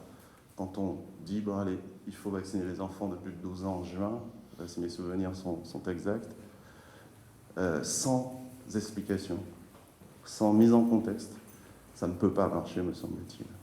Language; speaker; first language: French; native; French